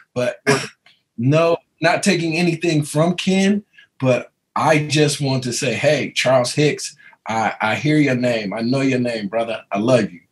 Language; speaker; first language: English; native; English